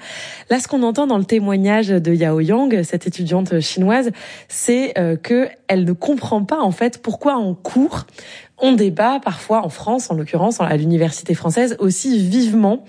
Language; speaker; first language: French; native; French